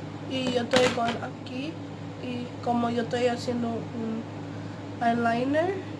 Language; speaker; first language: Spanish; early bilingual, heritage; Spanish